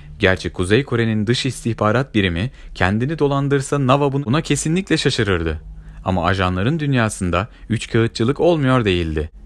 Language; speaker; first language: Turkish; native; Turkish